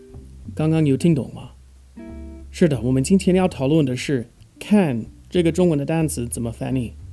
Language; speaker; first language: Chinese; non-native, fluent; English